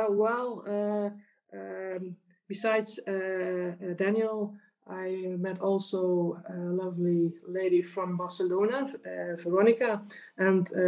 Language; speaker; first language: English; non-native, fluent; Dutch